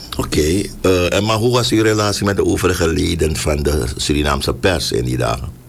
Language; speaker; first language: Dutch; native; Dutch